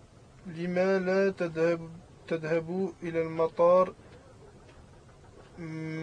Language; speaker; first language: Arabic; non-native, learner; French